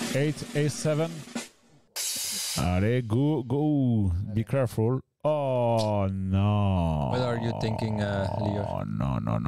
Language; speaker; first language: English; non-native, learner; French